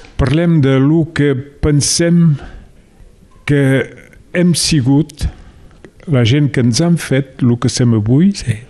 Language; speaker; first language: Catalan; native; Catalan